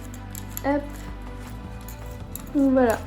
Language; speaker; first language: French; native; French